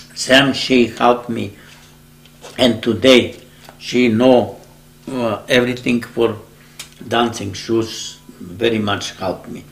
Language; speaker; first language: English; non-native, learner; Macedonian